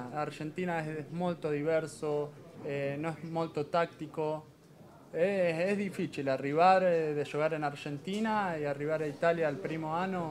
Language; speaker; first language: Italian; non-native, fluent; Spanish